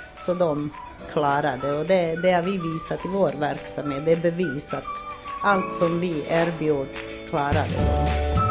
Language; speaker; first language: Swedish; non-native, fluent; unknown